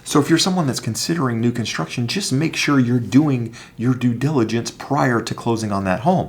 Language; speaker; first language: English; native; English